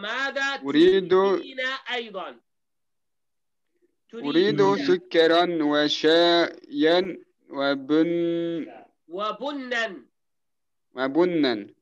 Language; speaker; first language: Arabic; non-native, learner; Turkish